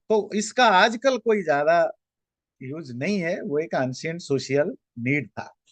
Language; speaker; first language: Hindi; native; Hindi